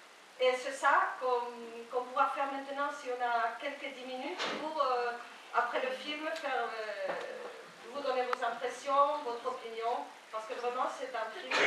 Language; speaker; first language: French; non-native, fluent; Spanish